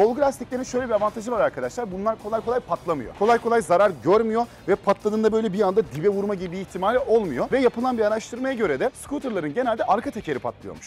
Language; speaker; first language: Turkish; native; Turkish